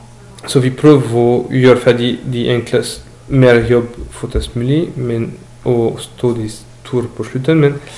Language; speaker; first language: Norwegian; non-native, learner; French